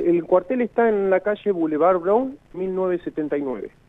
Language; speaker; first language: Spanish; native; Spanish